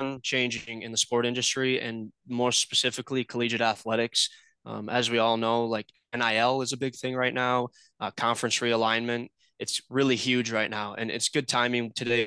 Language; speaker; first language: English; native; English